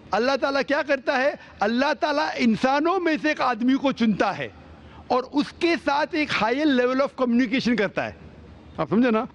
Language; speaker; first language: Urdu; non-native, local second language; Konkani